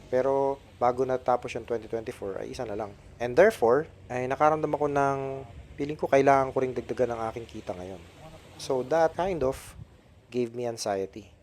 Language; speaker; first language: Filipino; native; Filipino